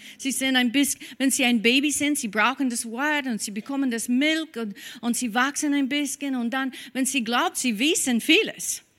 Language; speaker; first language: German; non-native, fluent; English